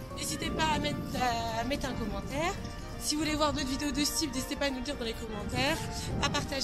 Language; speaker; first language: French; native; French